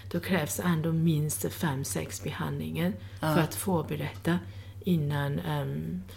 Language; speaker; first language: Swedish; non-native, fluent; Chinese